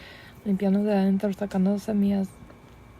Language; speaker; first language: Spanish; early bilingual, heritage; Spanish